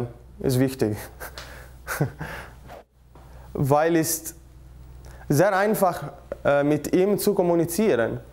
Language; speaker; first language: German; non-native, learner; Italian